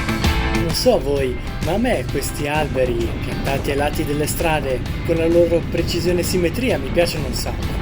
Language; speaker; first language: Italian; native; Italian